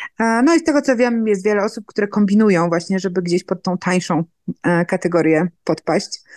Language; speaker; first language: Polish; native; Polish